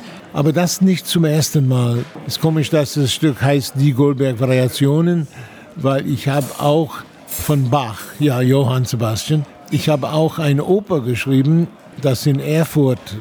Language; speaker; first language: German; non-native, fluent; English